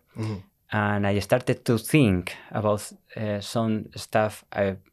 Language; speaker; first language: English; non-native, fluent; Spanish